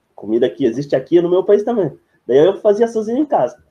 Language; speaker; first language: Portuguese; non-native, fluent; French